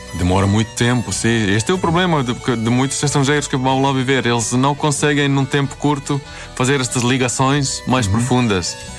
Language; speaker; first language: Portuguese; non-native, fluent; Swedish